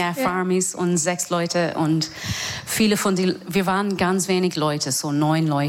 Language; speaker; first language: German; non-native, fluent; English